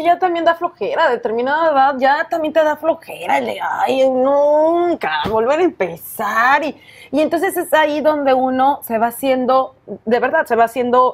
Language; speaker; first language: Spanish; native; Spanish